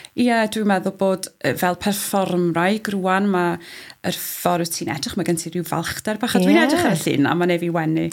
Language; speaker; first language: Welsh; native; Welsh